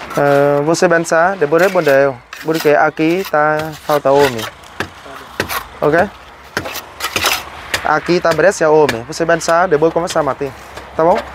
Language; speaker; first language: Portuguese; non-native, learner; Vietnamese